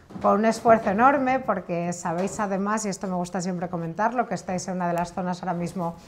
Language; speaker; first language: Spanish; native; Spanish